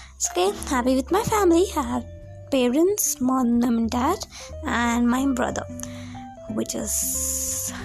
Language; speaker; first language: English; non-native, local second language; Kannada